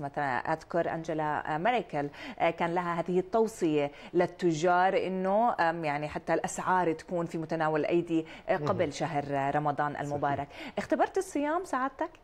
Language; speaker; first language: Arabic; native; Arabic